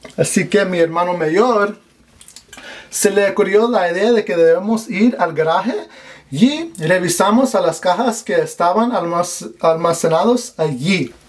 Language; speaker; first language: Spanish; non-native, learner; English